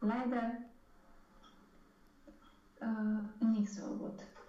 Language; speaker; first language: German; non-native, learner; Romanian